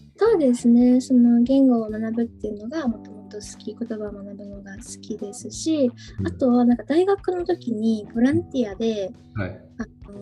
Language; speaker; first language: Japanese; native; Japanese